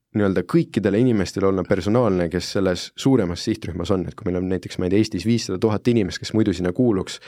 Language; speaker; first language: Estonian; non-native, fluent; Italian